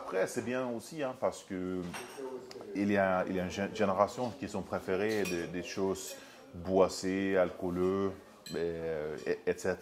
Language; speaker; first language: French; non-native, fluent; Swedish